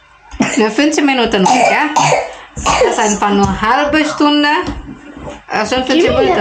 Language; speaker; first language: German; non-native, learner; Indonesian